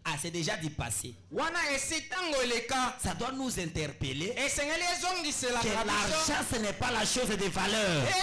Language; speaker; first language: French; non-native, local second language; Lingala